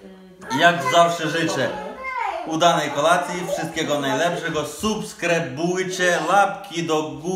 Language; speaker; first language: Polish; non-native, fluent; Ukrainian